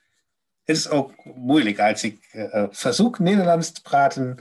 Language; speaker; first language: Dutch; non-native, learner; German